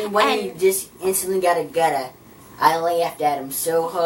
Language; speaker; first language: English; native; English